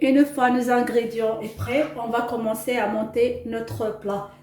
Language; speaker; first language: French; non-native, local second language; Arabic